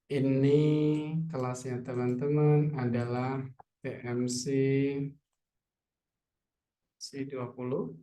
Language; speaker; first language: Indonesian; native; Indonesian